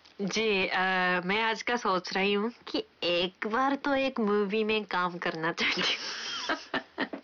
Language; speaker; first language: Hindi; non-native, fluent; Japanese